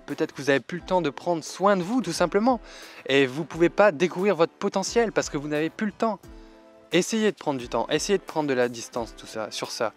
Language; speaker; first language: French; native; French